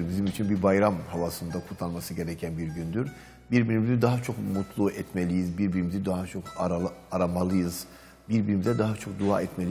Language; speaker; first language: Turkish; native; Turkish